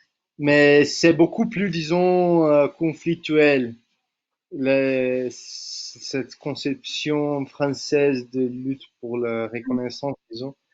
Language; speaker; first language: French; non-native, fluent; Portuguese